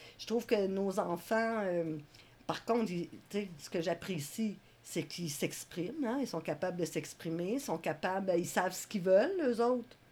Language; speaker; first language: French; native; French